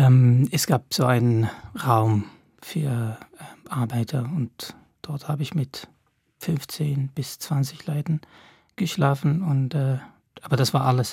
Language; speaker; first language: German; non-native, fluent; Arabic